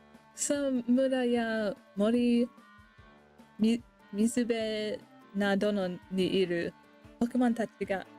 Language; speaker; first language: Japanese; non-native, learner; English